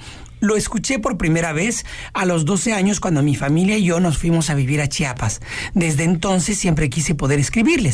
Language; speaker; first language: Spanish; native; Spanish